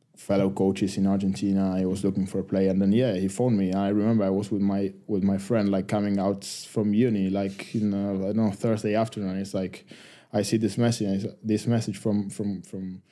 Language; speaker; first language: English; non-native, fluent; Spanish